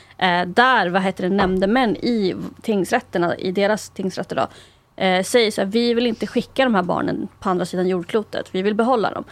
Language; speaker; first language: Swedish; early bilingual, other home language; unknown